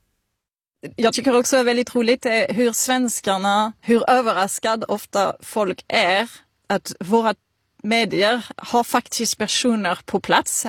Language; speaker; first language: Swedish; non-native, fluent; French